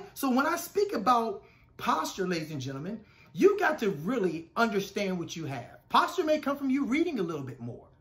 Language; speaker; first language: English; native; English